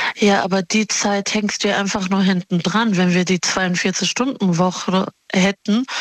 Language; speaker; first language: German; early bilingual, other home language; Arabic